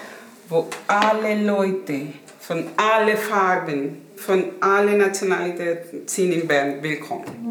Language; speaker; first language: German; non-native, learner; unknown